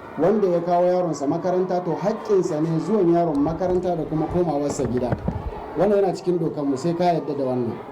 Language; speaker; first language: Hausa; native; Hausa